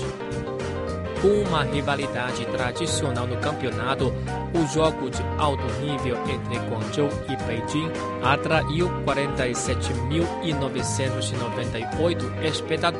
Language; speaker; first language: Portuguese; non-native, fluent; Chinese